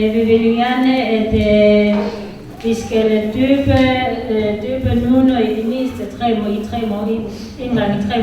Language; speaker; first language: Danish; non-native, learner; Kinyarwanda